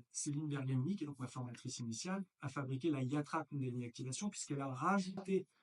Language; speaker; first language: French; native; French